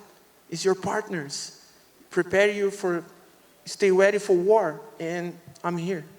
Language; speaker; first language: English; non-native, learner; Portuguese